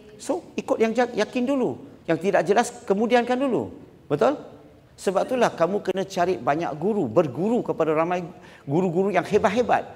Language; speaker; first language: Malay; non-native, local second language; Chinese